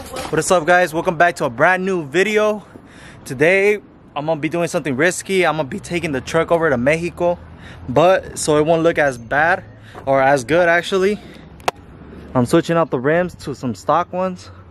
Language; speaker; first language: English; early bilingual, other home language; Spanish